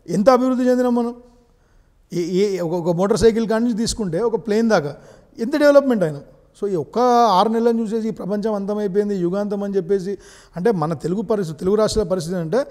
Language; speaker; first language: Telugu; native; Telugu